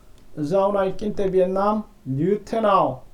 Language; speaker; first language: Vietnamese; non-native, learner; Korean